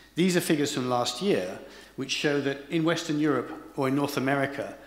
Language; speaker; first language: English; native; English